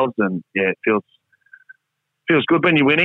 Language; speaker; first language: English; native; English